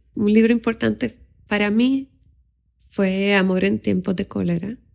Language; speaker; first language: Spanish; native; Spanish